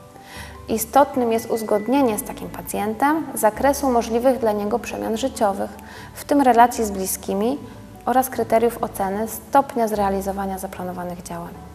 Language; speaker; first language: Polish; native; Polish